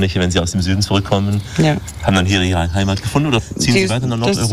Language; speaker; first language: German; native; German